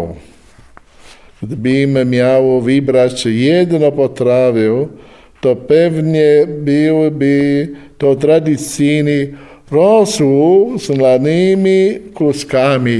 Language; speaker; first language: Polish; non-native, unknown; Italian